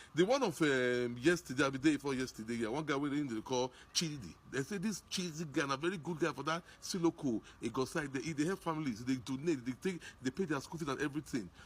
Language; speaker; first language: Nigerian Pidgin; non-native, local second language; Bini